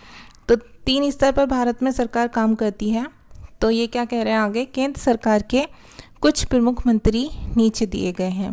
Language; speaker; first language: Hindi; native; Hindi